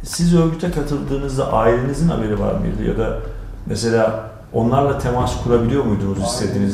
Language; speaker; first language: Turkish; native; Turkish